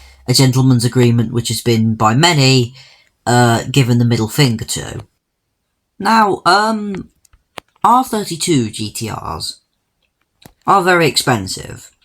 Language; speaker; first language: English; native; English